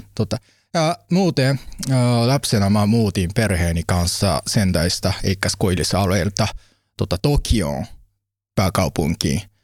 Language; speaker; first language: Finnish; non-native, learner; Japanese